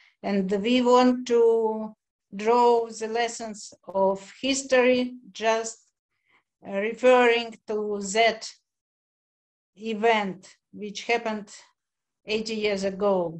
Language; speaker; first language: English; non-native, fluent; Russian